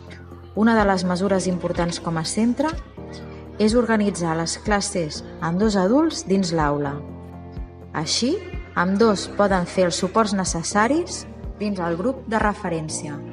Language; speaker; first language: Catalan; native; Catalan